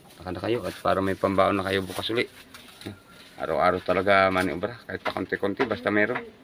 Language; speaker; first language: Filipino; non-native, local second language; Bikol